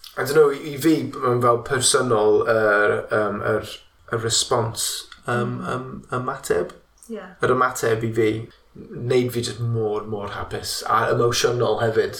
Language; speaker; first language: Welsh; non-native, local second language; English